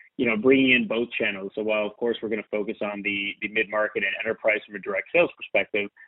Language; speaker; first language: English; native; English